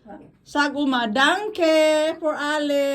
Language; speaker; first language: German; non-native, learner; Filipino